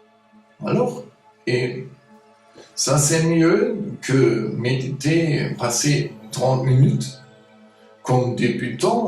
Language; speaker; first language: French; non-native, fluent; German